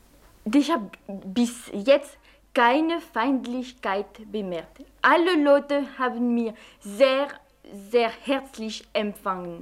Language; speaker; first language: German; non-native, learner; French